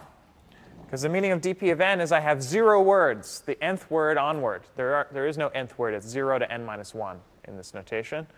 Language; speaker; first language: English; native; English